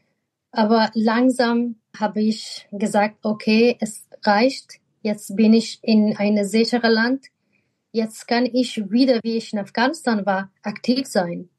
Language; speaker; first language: German; non-native, fluent; Persian